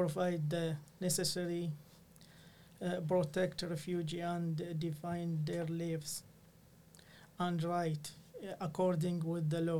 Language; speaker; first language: English; non-native, learner; Arabic